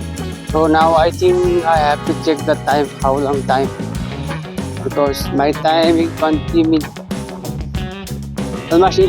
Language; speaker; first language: English; non-native, learner; Nepali